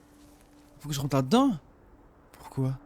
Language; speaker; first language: French; native; French